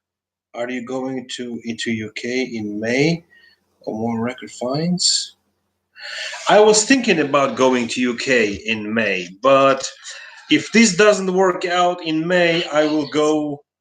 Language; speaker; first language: English; non-native, fluent; Russian